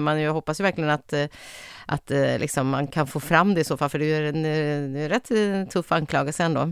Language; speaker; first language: Swedish; native; Swedish